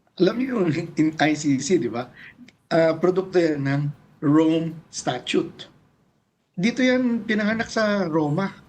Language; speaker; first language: Filipino; native; Filipino